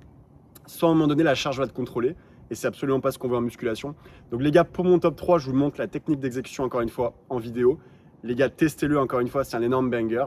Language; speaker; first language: French; native; French